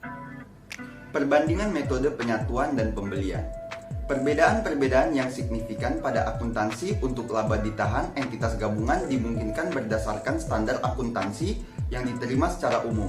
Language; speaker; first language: Indonesian; native; Indonesian